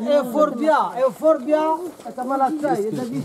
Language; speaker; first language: Russian; non-native, learner; Arabic